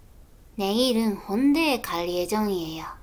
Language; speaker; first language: Korean; non-native, fluent; Japanese